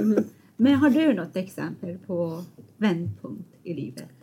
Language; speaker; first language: Swedish; non-native, fluent; Persian